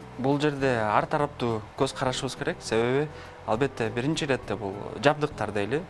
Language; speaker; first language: Kyrgyz; native; Kyrgyz